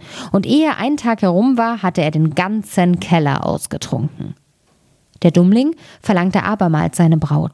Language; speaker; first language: German; native; German